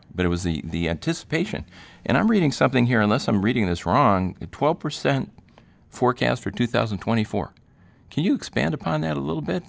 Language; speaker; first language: English; native; English